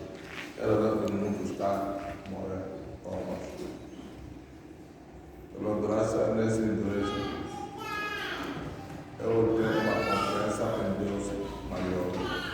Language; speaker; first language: Portuguese; non-native, learner; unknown